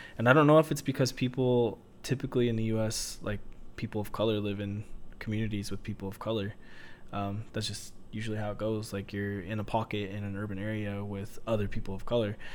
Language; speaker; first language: English; native; English